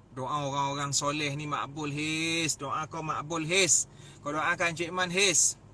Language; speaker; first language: Malay; native; Malay